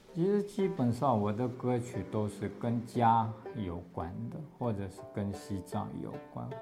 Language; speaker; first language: Chinese; non-native, local second language; Tibetan